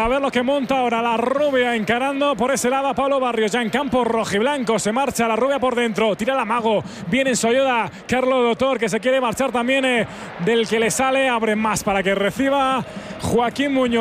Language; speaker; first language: Spanish; native; Spanish